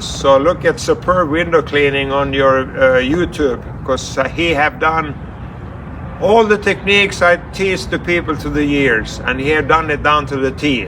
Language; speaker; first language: English; non-native, fluent; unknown